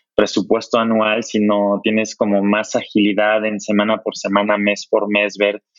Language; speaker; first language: Spanish; non-native, fluent; German